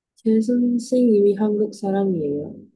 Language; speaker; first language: Korean; non-native, learner; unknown